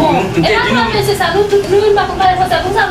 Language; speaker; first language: French; non-native, learner; Haitian Creole